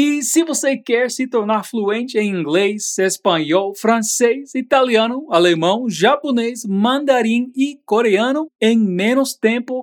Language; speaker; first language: Portuguese; native; Portuguese